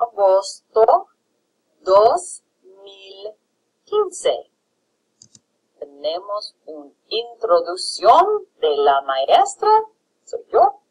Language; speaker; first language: Spanish; non-native, fluent; English